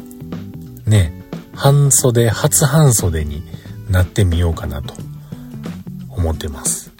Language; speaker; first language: Japanese; native; Japanese